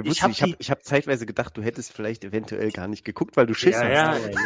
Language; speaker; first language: German; native; German